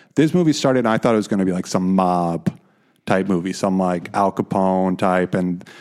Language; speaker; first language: English; native; English